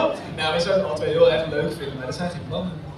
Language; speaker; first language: Dutch; native; Dutch